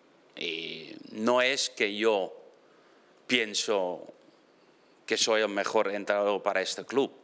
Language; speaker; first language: Spanish; non-native, fluent; Dutch